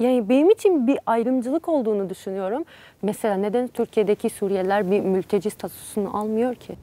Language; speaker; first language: Turkish; non-native, fluent; Arabic